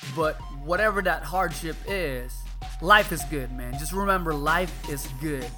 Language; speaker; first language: English; non-native, local second language; Filipino